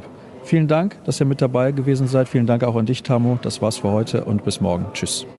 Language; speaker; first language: German; native; German